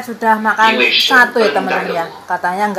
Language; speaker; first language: Chinese; non-native, learner; Indonesian